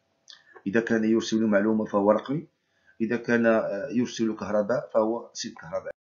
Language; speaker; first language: Arabic; native; Arabic